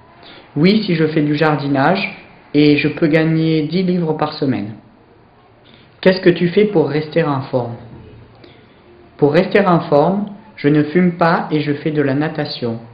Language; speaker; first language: French; non-native, learner; English